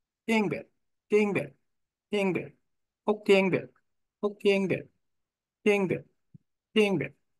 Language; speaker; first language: Vietnamese; non-native, learner; Korean